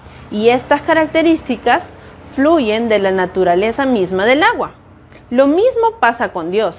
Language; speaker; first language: Spanish; native; Spanish